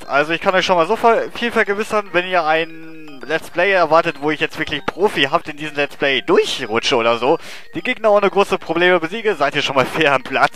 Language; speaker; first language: German; native; German